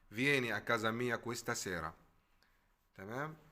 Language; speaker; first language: Italian; non-native, fluent; Arabic